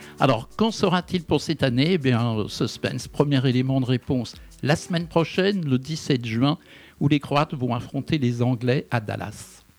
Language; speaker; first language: French; native; French